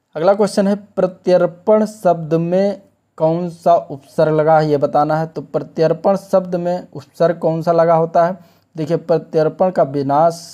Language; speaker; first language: Hindi; native; Hindi